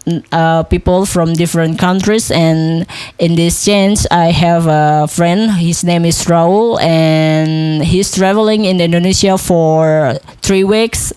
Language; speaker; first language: English; non-native, local second language; Indonesian